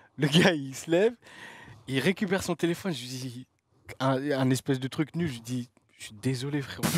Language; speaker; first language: French; native; French